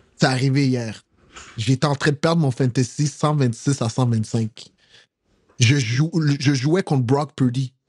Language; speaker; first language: French; native; French